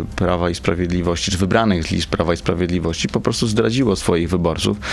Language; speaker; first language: Polish; native; Polish